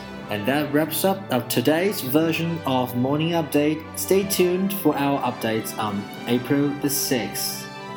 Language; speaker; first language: English; non-native, fluent; Chinese